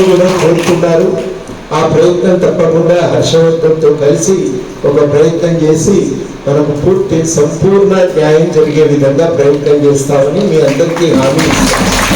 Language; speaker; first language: Telugu; native; Telugu